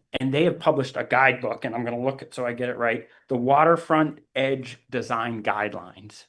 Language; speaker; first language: English; native; English